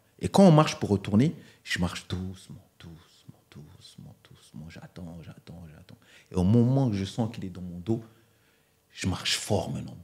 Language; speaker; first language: French; native; French